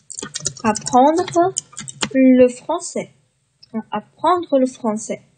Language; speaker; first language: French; non-native, fluent; Chinese